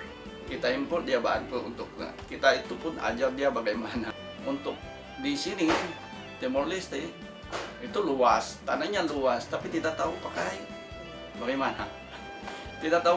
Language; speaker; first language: Indonesian; non-native, fluent; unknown